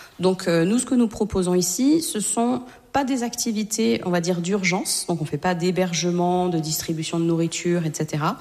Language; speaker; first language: French; native; French